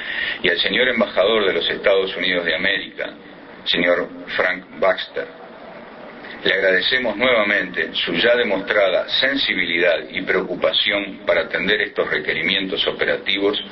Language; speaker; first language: Spanish; native; Spanish